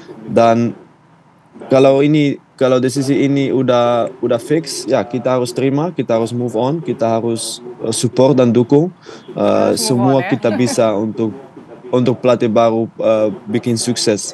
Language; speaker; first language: Indonesian; non-native, fluent; Dutch